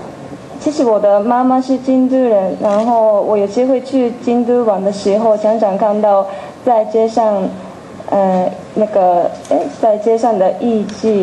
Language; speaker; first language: Chinese; non-native, fluent; Japanese